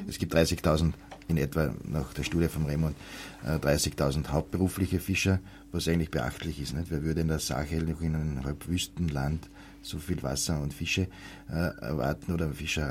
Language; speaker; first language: German; native; German